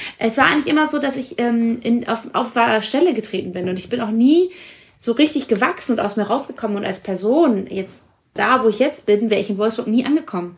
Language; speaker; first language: German; early bilingual, other home language; Italian